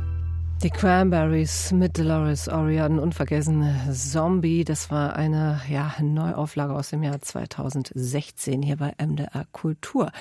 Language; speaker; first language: German; native; German